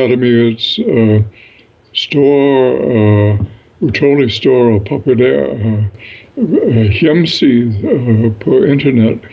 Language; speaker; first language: Danish; non-native, fluent; English